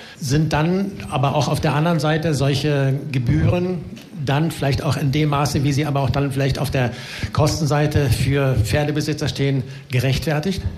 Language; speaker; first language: German; native; German